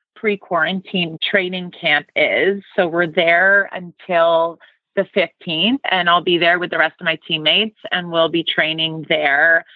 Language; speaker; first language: English; native; English